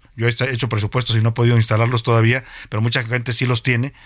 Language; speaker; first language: Spanish; native; Spanish